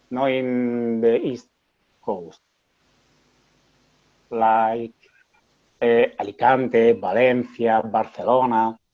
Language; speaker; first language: English; non-native, learner; Spanish